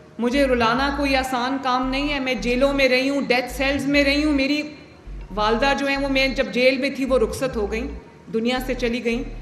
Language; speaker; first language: Urdu; native; Urdu